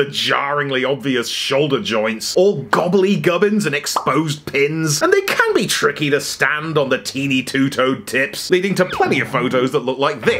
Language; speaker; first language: English; native; English